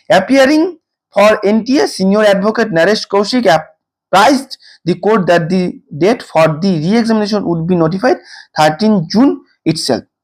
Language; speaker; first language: English; non-native, local second language; Bangla